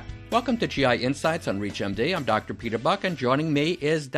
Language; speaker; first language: English; native; English